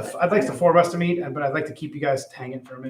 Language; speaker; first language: English; native; English